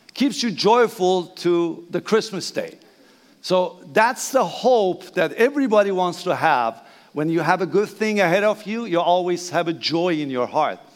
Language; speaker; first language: English; non-native, fluent; Persian